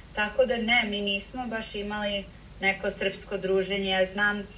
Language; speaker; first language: Serbian; early bilingual, heritage; Serbian